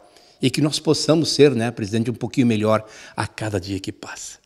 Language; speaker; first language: Portuguese; native; Portuguese